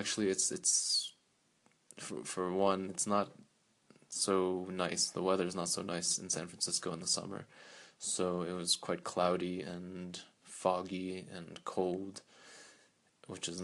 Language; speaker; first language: English; native; English